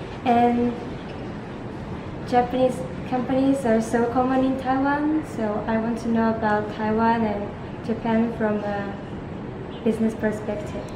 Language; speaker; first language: English; non-native, fluent; Japanese